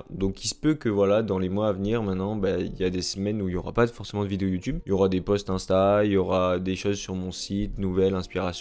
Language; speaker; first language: French; native; French